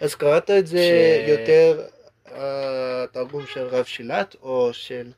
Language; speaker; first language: Hebrew; non-native, learner; English